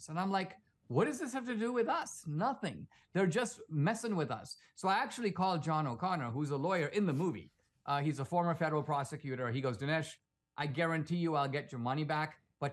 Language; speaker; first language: English; non-native, local second language; Konkani